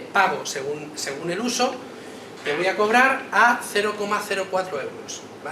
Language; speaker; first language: Spanish; native; Spanish